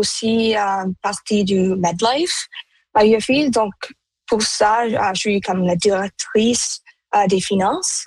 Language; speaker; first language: French; non-native, local second language; Punjabi